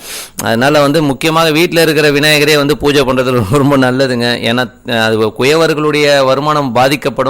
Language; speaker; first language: Tamil; native; Tamil